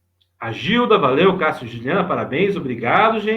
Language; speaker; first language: Portuguese; native; Portuguese